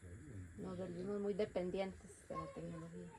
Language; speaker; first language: Spanish; native; Spanish